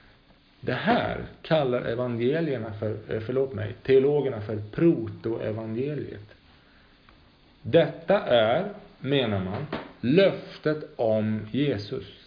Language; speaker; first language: Swedish; native; Swedish